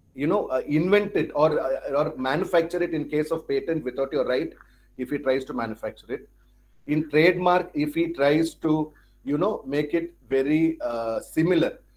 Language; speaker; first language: English; non-native, local second language; Tamil